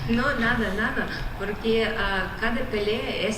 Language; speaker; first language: Spanish; non-native, fluent; Russian